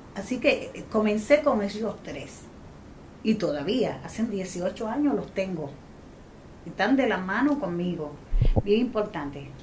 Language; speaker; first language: Spanish; native; Spanish